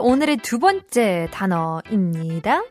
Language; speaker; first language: Korean; native; Korean